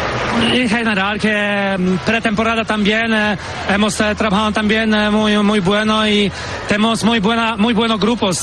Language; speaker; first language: Spanish; non-native, learner; Polish